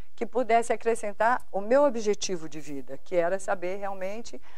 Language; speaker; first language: Portuguese; native; Portuguese